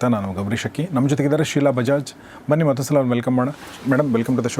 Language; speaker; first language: Kannada; native; Kannada